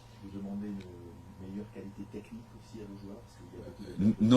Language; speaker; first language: French; native; French